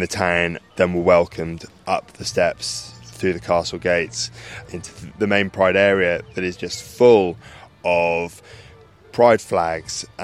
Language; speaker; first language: English; native; English